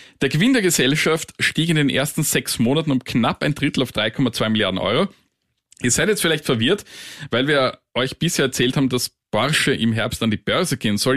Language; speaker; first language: German; native; German